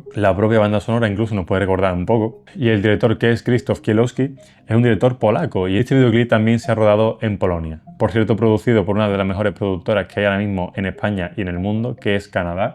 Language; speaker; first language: Spanish; native; Spanish